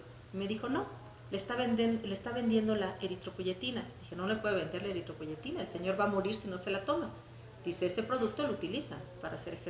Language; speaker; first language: Spanish; native; Spanish